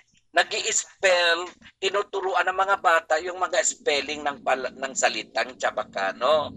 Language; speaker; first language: Filipino; non-native, local second language; Chavacano